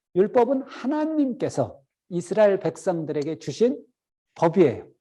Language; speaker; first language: Korean; native; Korean